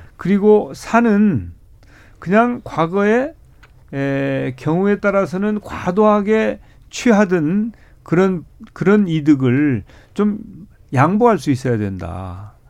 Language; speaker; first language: Korean; native; Korean